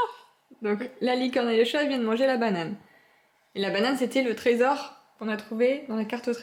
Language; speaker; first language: French; native; French